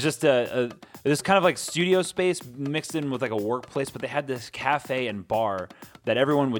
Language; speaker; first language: English; native; English